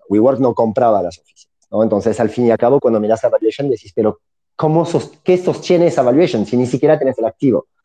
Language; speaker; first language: Spanish; non-native, fluent; French